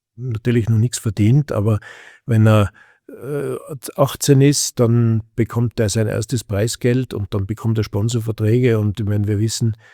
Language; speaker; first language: German; native; German